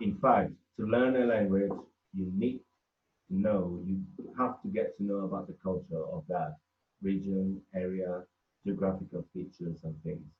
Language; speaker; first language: English; non-native, fluent; Spanish